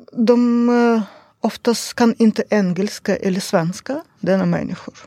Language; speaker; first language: Swedish; non-native, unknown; Russian